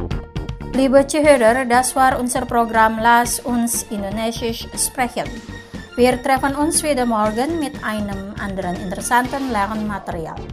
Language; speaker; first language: German; non-native, fluent; Indonesian